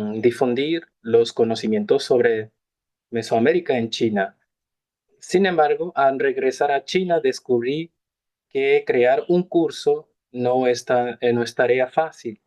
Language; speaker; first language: Spanish; non-native, fluent; Chinese